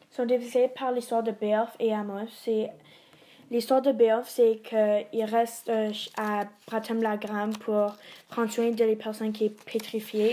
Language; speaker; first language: French; non-native, learner; English